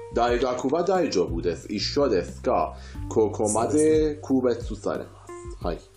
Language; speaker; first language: Japanese; non-native, learner; Persian